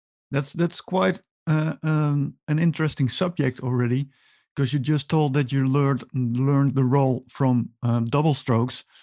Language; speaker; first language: English; non-native, fluent; Dutch